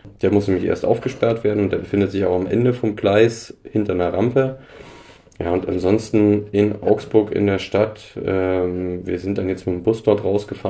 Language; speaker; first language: German; native; German